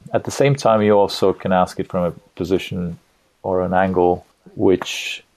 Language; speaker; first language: English; non-native, fluent; Estonian